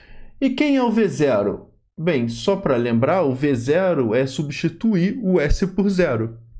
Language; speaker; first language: Portuguese; native; Portuguese